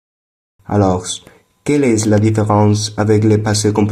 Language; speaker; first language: French; non-native, learner; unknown